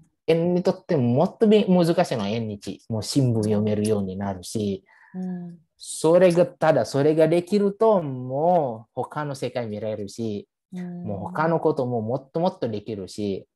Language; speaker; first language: Japanese; non-native, fluent; Indonesian